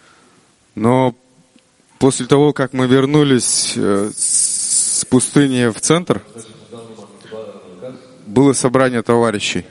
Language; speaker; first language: Russian; non-native, local second language; Kyrgyz